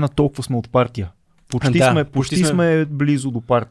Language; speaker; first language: Bulgarian; native; Bulgarian